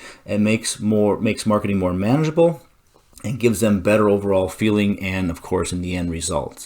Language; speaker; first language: English; native; English